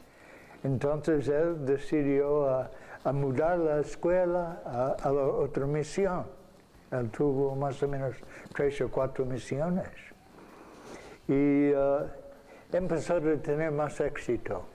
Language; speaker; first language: Spanish; non-native, fluent; English